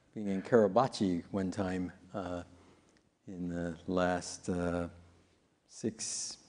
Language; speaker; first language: English; native; English